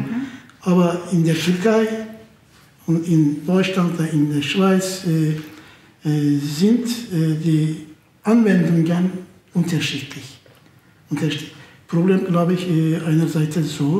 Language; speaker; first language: German; non-native, fluent; Turkish